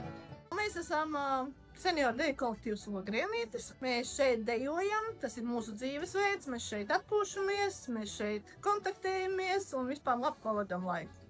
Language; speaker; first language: Latvian; native; Latvian